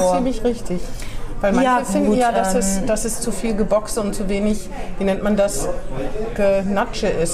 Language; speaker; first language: German; native; German